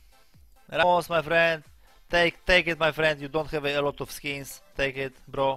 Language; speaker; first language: English; non-native, learner; Polish